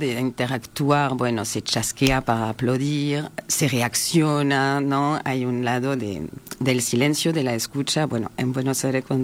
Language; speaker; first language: Spanish; non-native, fluent; French